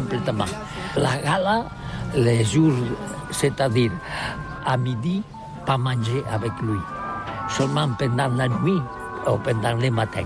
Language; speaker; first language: French; non-native, learner; Spanish